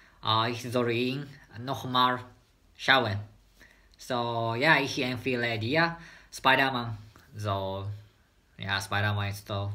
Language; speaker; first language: German; non-native, learner; Japanese